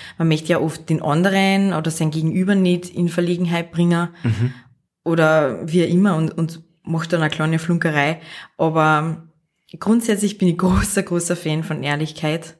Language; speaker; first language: German; native; German